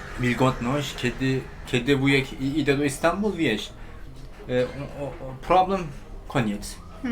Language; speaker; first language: Polish; non-native, learner; Turkish